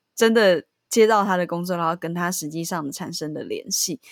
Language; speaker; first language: Chinese; native; Chinese